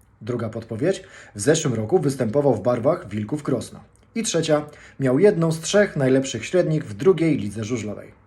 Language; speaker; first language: Polish; native; Polish